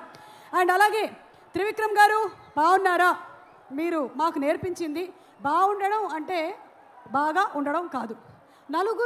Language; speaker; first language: Telugu; native; Telugu